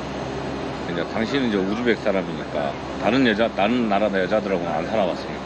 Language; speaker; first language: Korean; native; Korean